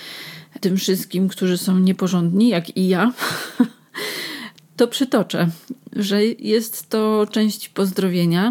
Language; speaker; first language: Polish; native; Polish